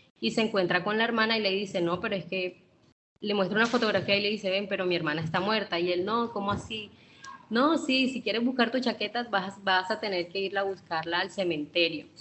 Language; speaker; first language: Spanish; non-native, local second language; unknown